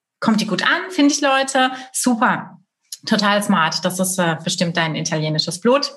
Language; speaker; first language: German; native; German